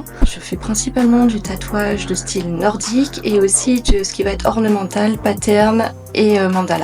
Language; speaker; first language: French; native; French